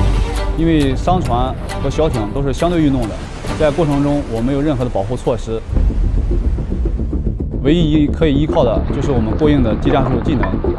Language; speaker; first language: Chinese; native; Chinese